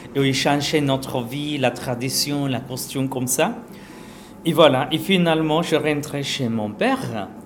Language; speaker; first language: French; non-native, learner; Spanish